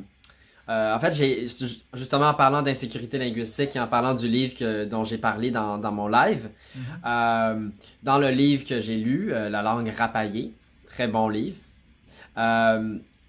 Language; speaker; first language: French; native; French